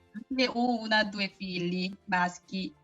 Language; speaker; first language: Italian; non-native, learner; Korean